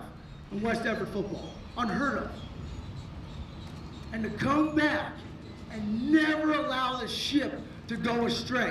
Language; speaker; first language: English; native; English